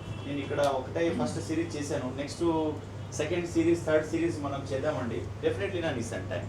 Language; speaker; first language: Telugu; non-native, learner; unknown